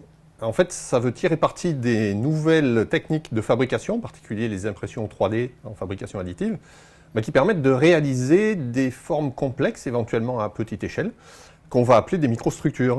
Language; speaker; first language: French; native; French